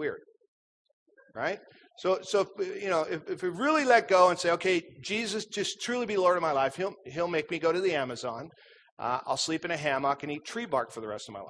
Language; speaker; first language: English; native; English